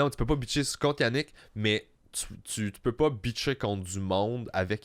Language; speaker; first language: French; native; French